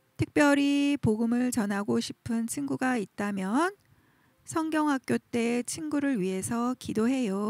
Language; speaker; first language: Korean; native; Korean